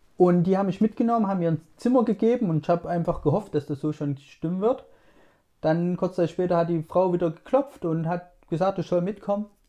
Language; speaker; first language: German; native; German